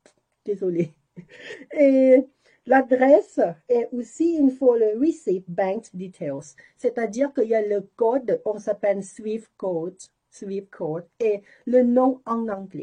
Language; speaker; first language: French; non-native, learner; Thai